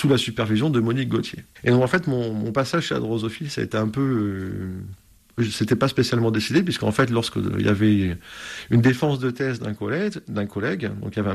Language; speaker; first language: French; native; French